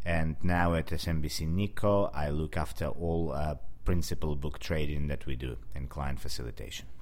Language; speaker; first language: English; non-native, fluent; Russian